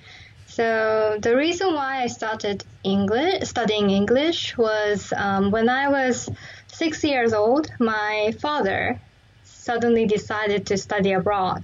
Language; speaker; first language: English; non-native, fluent; Japanese